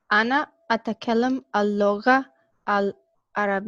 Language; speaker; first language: Arabic; non-native, learner; English